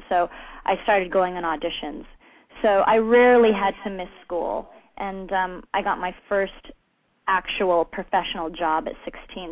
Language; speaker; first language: English; native; English